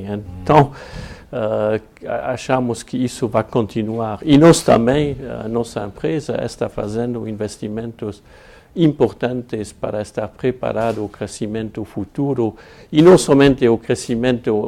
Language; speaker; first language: Portuguese; non-native, fluent; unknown